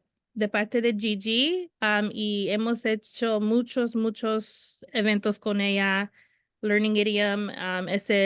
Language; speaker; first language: Spanish; early bilingual, heritage; Spanish